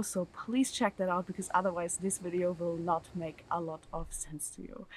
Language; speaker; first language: English; non-native, fluent; German